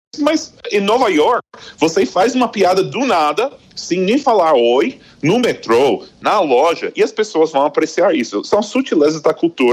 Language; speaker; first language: Portuguese; non-native, fluent; English